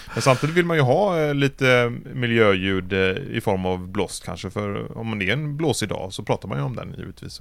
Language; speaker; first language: Swedish; native; Swedish